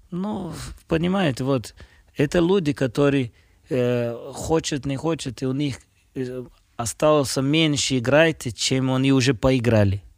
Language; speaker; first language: Russian; non-native, fluent; Portuguese